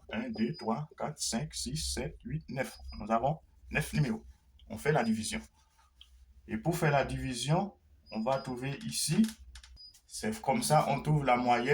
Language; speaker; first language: French; non-native, local second language; Haitian Creole